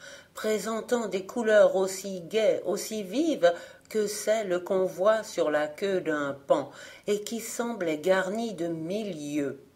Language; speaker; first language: French; native; French